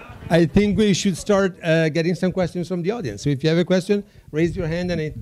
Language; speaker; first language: English; non-native, fluent; Italian